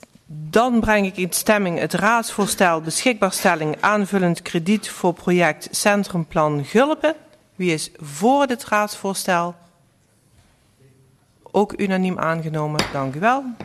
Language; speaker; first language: Dutch; native; Dutch